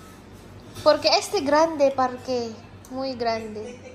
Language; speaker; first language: Spanish; non-native, learner; Filipino